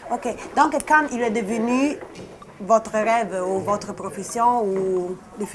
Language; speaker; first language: French; non-native, learner; Italian